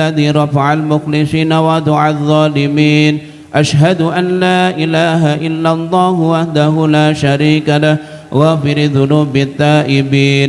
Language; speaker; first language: Indonesian; native; Indonesian